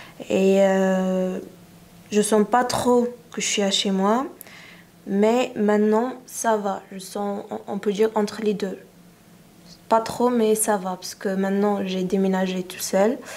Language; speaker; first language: French; non-native, learner; Arabic